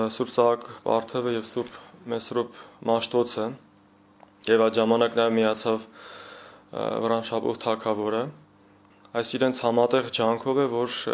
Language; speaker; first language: Armenian; native; Armenian